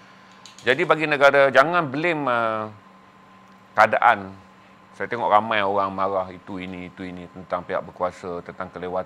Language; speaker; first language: Malay; native; Malay